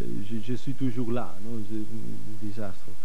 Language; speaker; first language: French; non-native, fluent; Catalan